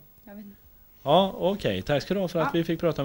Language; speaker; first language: Swedish; native; Swedish